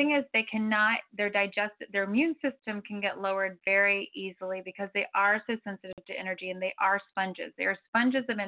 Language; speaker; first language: English; native; English